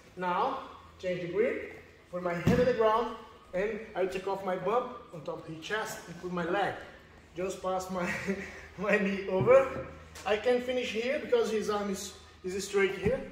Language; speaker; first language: English; non-native, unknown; Portuguese